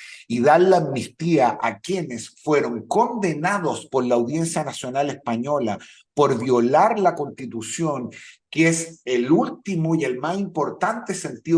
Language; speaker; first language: Spanish; native; Spanish